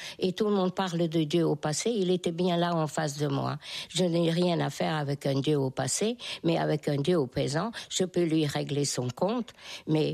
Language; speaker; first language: French; non-native, fluent; Hungarian